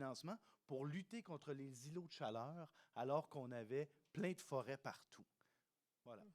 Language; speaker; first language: French; native; French